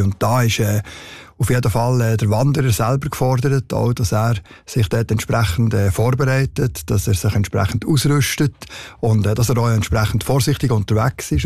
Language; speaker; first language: German; native; German